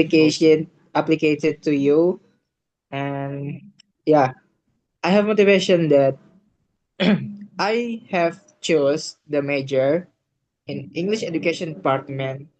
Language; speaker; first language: English; non-native, learner; Indonesian